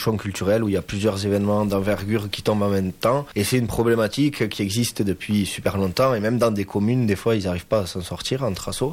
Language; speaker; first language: French; native; French